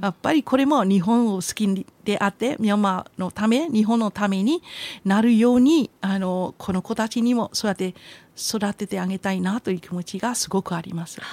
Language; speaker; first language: Japanese; non-native, fluent; Burmese